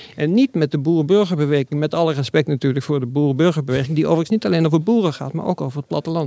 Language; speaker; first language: Dutch; native; Dutch